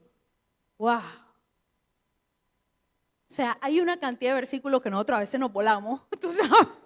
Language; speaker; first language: Spanish; native; Spanish